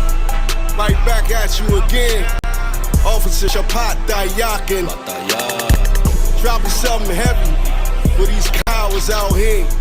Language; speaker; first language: English; native; English